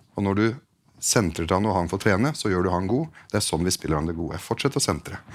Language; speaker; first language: Norwegian; early bilingual, other home language; Arabic